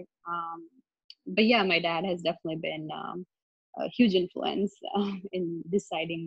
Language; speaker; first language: English; non-native, local second language; Hindi